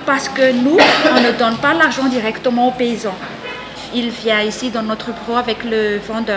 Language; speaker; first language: French; non-native, local second language; Malagasy